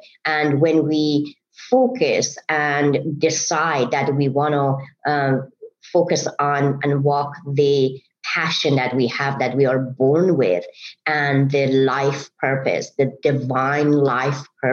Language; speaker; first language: English; non-native, fluent; Persian